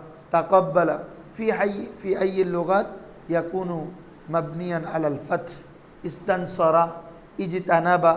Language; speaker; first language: Arabic; non-native, fluent; Bangla